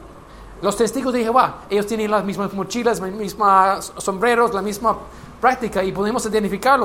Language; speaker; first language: Spanish; non-native, learner; English